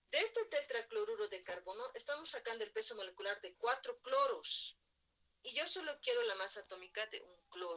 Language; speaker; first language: Spanish; native; Spanish